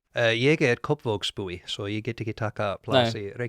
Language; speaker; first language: Icelandic; non-native, learner; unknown